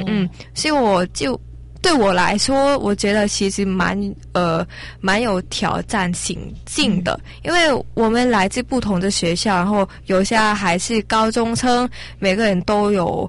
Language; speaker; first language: Chinese; non-native, learner; Thai